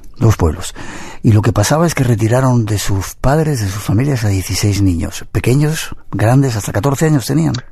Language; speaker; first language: Spanish; native; Spanish